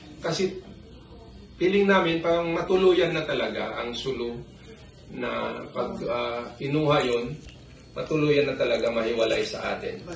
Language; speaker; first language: Filipino; non-native, local second language; Tausug